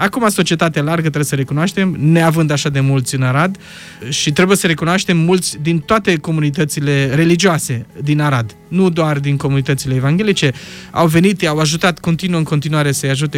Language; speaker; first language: Romanian; native; Romanian